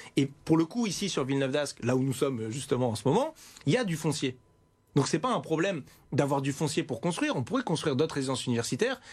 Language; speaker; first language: French; native; French